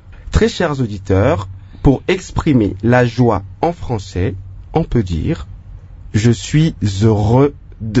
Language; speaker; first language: French; non-native, local second language; Lingala